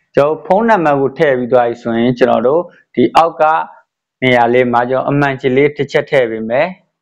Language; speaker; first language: Burmese; native; Burmese